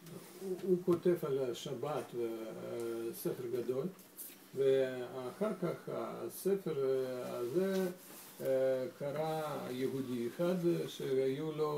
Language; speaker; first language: Hebrew; non-native, fluent; Russian